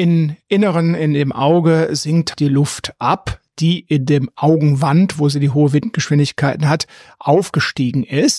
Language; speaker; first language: German; native; German